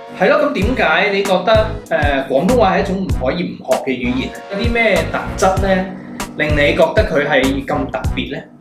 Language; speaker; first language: Cantonese; native; Cantonese